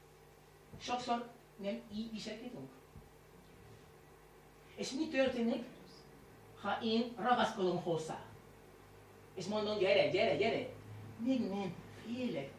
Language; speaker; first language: Hungarian; non-native, learner; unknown